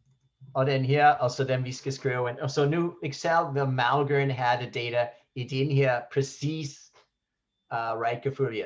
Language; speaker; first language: Danish; non-native, fluent; English